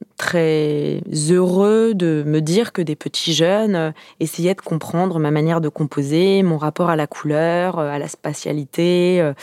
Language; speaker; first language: French; native; French